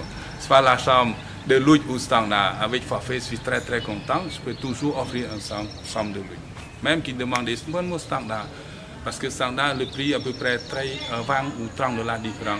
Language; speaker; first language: French; non-native, learner; Khmer